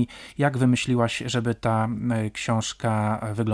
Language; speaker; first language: Polish; native; Polish